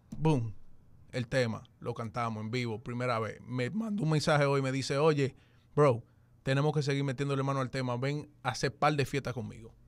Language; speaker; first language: Spanish; early bilingual, heritage; Spanish